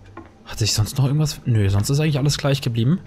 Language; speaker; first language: German; native; German